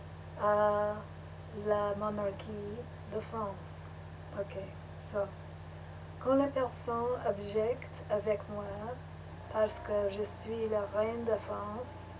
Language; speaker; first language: French; non-native, learner; English